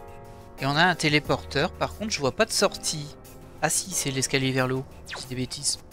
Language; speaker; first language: French; native; French